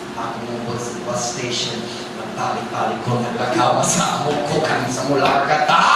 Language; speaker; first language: Cebuano; non-native, fluent; English